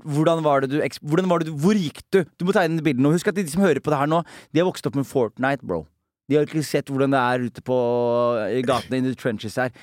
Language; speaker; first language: Norwegian; early bilingual, other home language; Somali